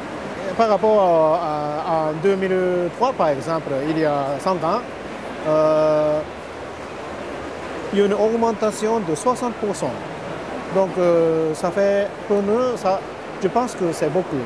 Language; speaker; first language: French; non-native, learner; Japanese